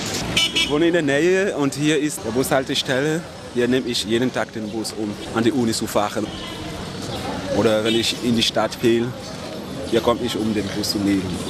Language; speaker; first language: German; non-native, fluent; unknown